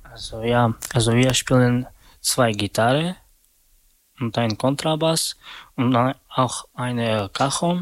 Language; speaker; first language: German; non-native, learner; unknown